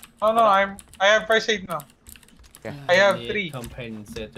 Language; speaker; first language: English; non-native, learner; Thai